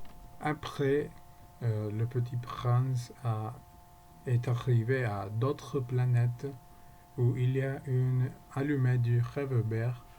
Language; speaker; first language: French; non-native, learner; Spanish